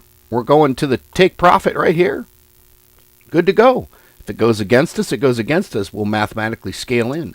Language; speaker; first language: English; native; English